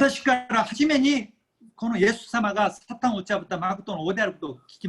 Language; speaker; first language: Japanese; non-native, fluent; Korean